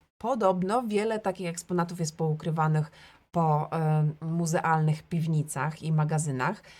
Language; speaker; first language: Polish; native; Polish